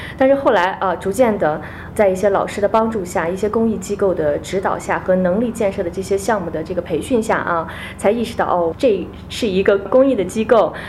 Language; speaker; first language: Chinese; native; Chinese